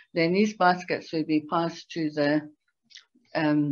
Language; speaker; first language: English; native; English